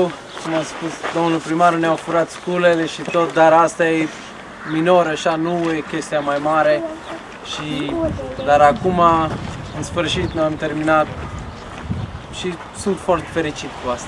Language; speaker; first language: Romanian; non-native, fluent; English